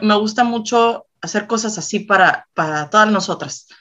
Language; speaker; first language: Spanish; native; Spanish